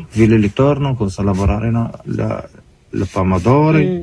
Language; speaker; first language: Italian; non-native, learner; Arabic